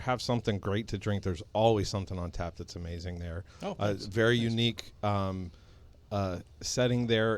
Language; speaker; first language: English; native; English